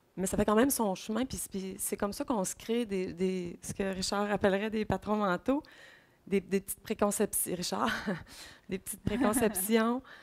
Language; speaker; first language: French; native; French